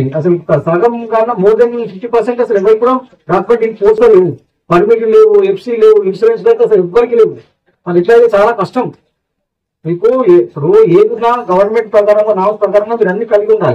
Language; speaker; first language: Telugu; native; Telugu